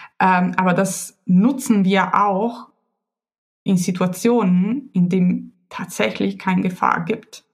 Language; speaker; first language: German; non-native, fluent; Italian